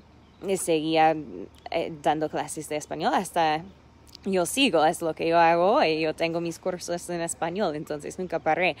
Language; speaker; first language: Spanish; non-native, fluent; English